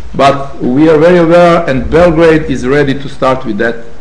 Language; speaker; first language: English; non-native, fluent; Serbian